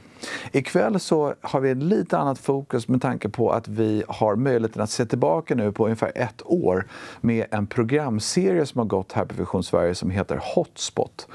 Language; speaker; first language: Swedish; native; Swedish